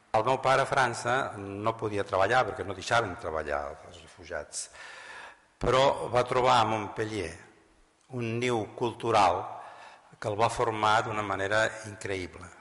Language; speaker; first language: Catalan; native; Catalan